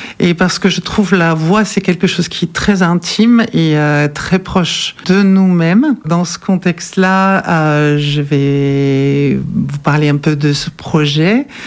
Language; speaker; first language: French; non-native, fluent; German